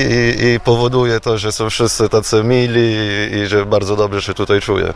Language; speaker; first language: Polish; non-native, fluent; Italian